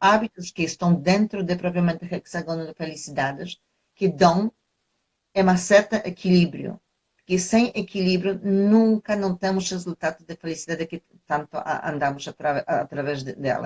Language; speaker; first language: Portuguese; non-native, fluent; Polish